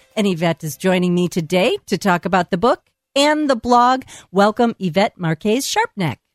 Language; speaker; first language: English; native; English